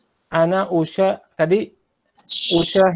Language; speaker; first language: Arabic; non-native, fluent; Indonesian